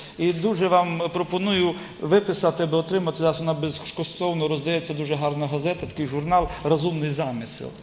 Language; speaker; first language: Ukrainian; native; Ukrainian